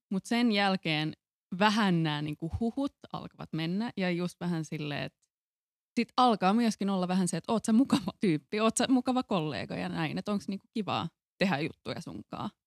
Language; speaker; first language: Finnish; non-native, local second language; Swedish